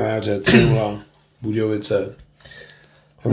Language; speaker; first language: Czech; native; Czech